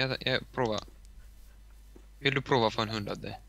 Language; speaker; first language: Swedish; non-native, local second language; Finnish